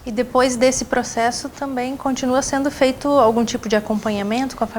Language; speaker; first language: Portuguese; native; Portuguese